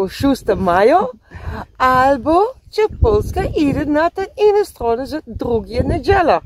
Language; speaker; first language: Polish; non-native, learner; Dutch